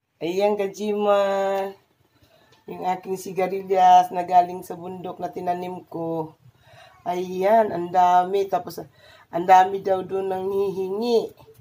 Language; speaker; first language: Filipino; non-native, local second language; Cebuano